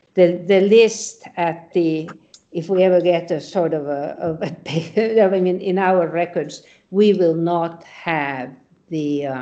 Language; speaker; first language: English; non-native, fluent; Finnish